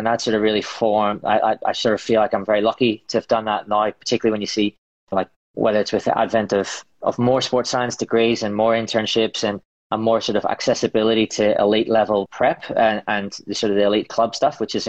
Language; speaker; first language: English; native; English